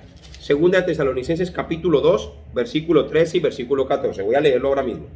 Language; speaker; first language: Spanish; native; Spanish